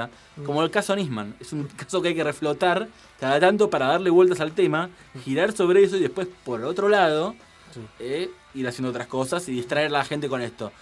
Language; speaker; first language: Spanish; native; Spanish